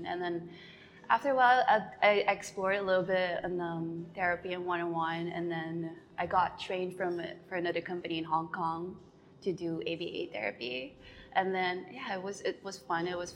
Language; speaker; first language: English; non-native, local second language; Filipino